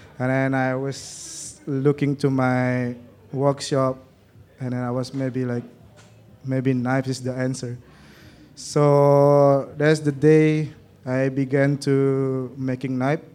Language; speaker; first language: English; non-native, learner; Indonesian